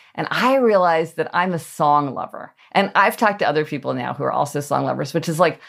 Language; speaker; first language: English; native; English